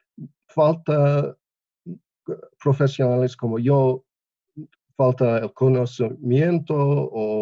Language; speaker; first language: Spanish; non-native, learner; English